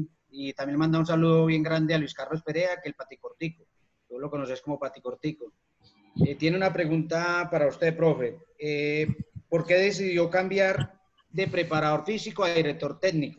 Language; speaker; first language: Spanish; native; Spanish